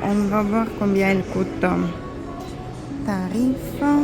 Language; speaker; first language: French; non-native, fluent; Russian